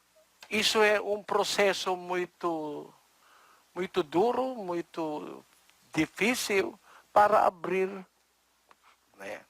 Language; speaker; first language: Portuguese; non-native, learner; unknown